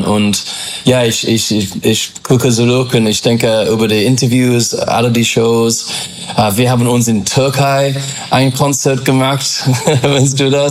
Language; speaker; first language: German; non-native, learner; English